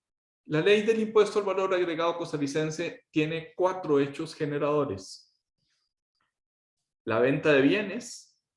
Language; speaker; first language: Spanish; native; Spanish